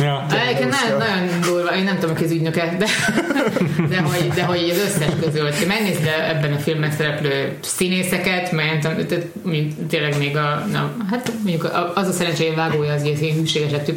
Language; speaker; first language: Hungarian; native; Hungarian